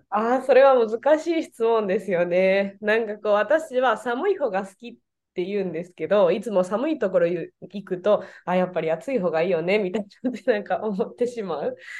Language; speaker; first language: Japanese; non-native, fluent; Spanish